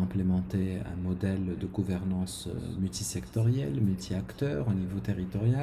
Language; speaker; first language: French; non-native, local second language; Arabic